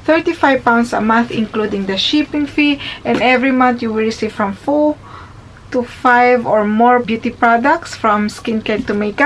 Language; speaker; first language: English; non-native, fluent; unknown